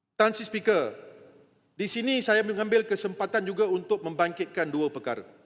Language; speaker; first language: Malay; non-native, local second language; Tamil